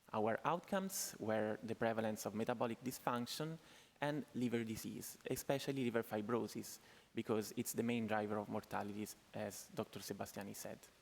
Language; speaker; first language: English; non-native, fluent; Italian